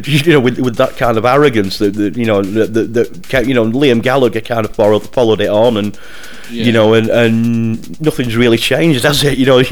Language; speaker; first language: English; native; English